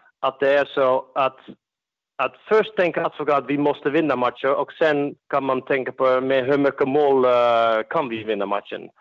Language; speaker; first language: Swedish; non-native, fluent; Dutch